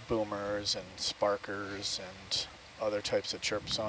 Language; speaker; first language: English; native; English